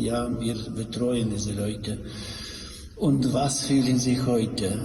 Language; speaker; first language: German; non-native, learner; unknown